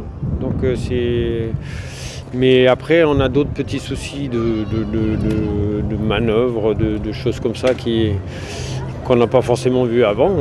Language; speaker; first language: French; native; French